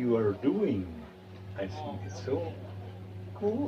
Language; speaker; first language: English; non-native, fluent; German